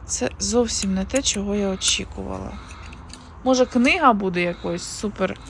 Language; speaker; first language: Ukrainian; native; Ukrainian